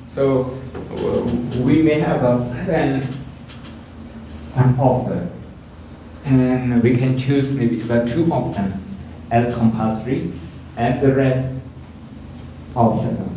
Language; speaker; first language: English; non-native, fluent; Shan